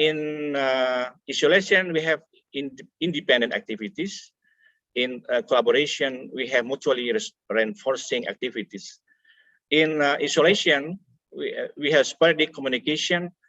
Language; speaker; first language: English; non-native, fluent; Indonesian